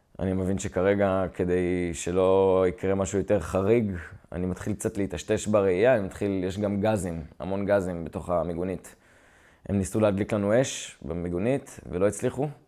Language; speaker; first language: Hebrew; native; Hebrew